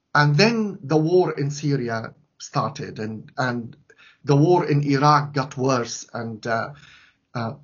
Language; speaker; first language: English; non-native, fluent; Arabic